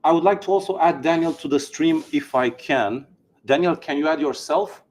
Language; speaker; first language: English; non-native, fluent; Romanian